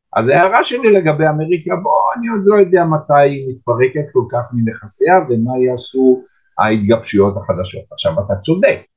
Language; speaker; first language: Hebrew; native; Hebrew